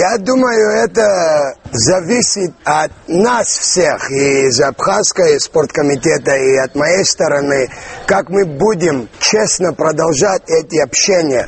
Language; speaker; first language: Russian; non-native, local second language; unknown